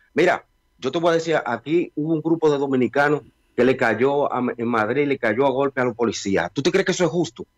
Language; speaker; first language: Spanish; native; Spanish